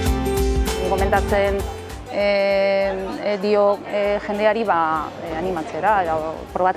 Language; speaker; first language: Basque; non-native, fluent; Spanish